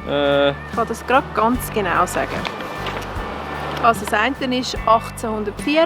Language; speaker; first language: German; native; German